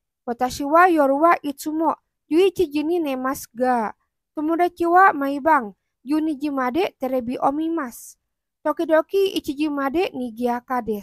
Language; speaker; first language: Japanese; non-native, fluent; Indonesian